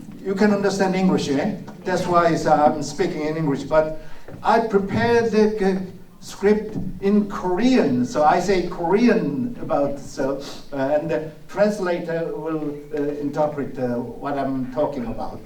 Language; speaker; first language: English; non-native, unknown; Korean